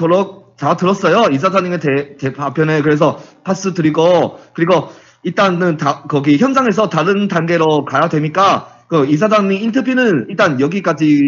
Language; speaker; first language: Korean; non-native, fluent; Chinese